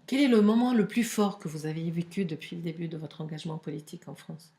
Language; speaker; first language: French; non-native, local second language; Arabic